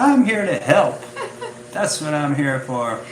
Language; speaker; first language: English; native; English